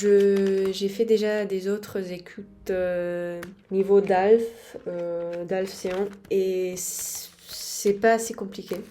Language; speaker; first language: French; non-native, fluent; Spanish